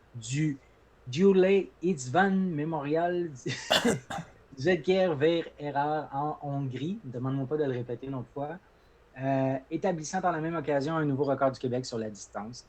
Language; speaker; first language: French; native; French